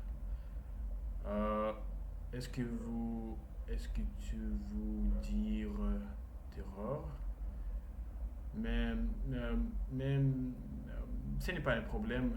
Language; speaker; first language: French; non-native, learner; Russian